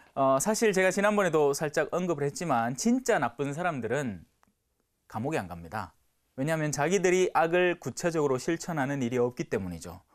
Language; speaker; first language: Korean; native; Korean